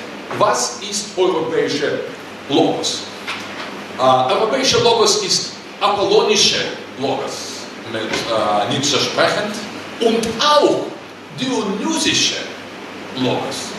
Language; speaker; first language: German; non-native, learner; Russian